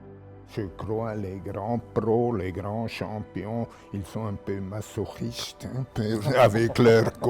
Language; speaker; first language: French; non-native, local second language; German